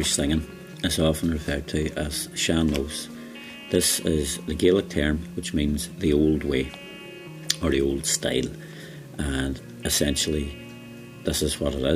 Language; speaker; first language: English; native; English